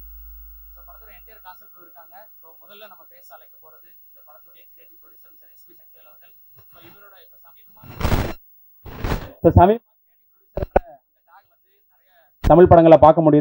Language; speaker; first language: Tamil; native; Tamil